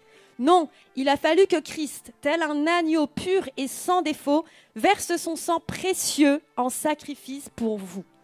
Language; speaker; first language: French; native; French